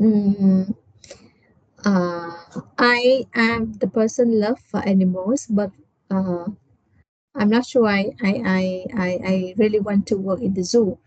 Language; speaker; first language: English; non-native, learner; Vietnamese